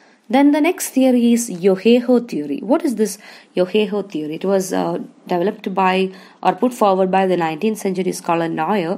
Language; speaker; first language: English; non-native, local second language; Malayalam